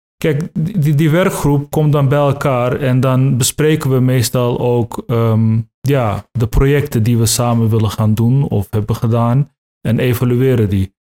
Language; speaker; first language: Dutch; early bilingual, other home language; Turkish